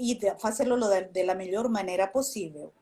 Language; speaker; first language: Spanish; non-native, fluent; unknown